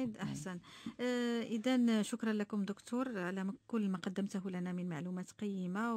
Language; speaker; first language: Arabic; native; Arabic